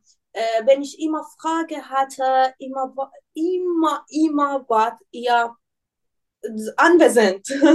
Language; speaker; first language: German; non-native, learner; Persian